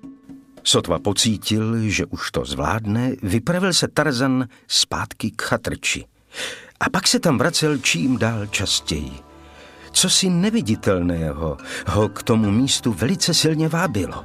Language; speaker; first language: Czech; native; Czech